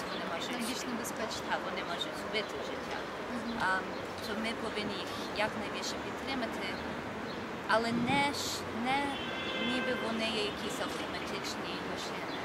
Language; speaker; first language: Ukrainian; early bilingual, heritage; Ukrainian